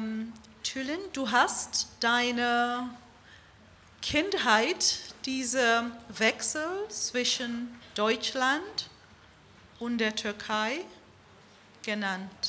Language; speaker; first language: German; non-native, fluent; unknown